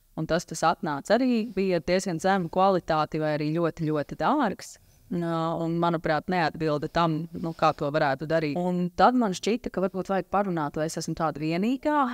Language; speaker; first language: Latvian; native; Latvian